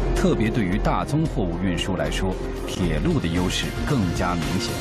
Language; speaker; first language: Chinese; native; Chinese